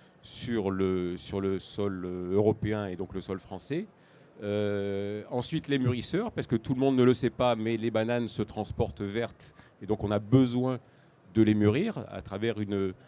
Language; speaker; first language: French; native; French